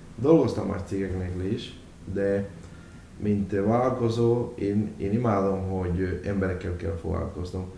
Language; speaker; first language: Hungarian; non-native, fluent; Spanish